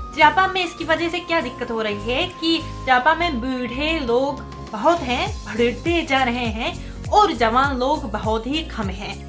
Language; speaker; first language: Hindi; non-native, fluent; Japanese